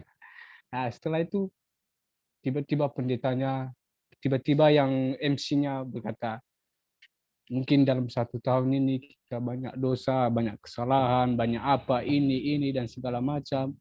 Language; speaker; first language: Indonesian; non-native, local second language; Nias